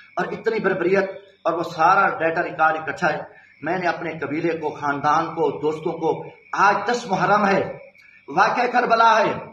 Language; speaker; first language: Urdu; non-native, local second language; Saraiki